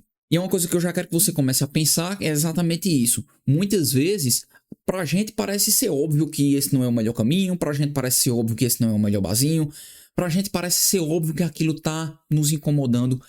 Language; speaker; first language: Portuguese; native; Portuguese